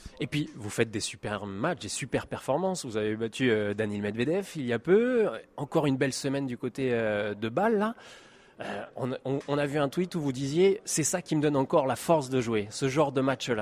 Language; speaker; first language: French; native; French